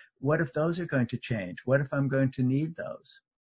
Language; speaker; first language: English; native; English